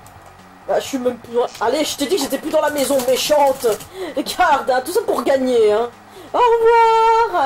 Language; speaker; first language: French; native; French